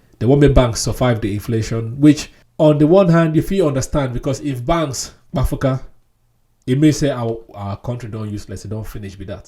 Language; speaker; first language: Nigerian Pidgin; non-native, local second language; Yoruba